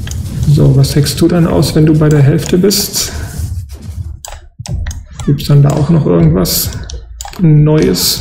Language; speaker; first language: German; native; German